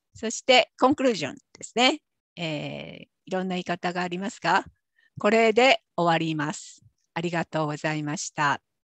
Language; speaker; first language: Japanese; native; Japanese